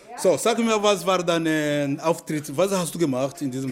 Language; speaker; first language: German; native; German